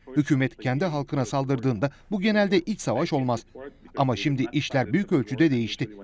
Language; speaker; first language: Turkish; non-native, fluent; Arabic